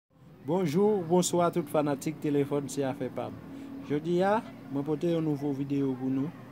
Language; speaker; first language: French; non-native, learner; Haitian Creole